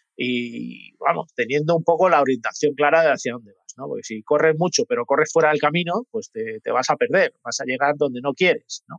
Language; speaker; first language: Spanish; native; Spanish